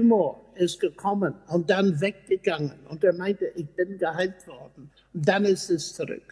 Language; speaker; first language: German; non-native, fluent; English